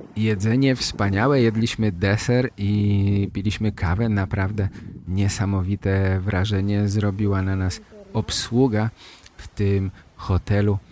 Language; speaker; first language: Polish; native; Polish